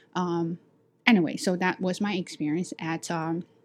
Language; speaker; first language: English; non-native, fluent; Chinese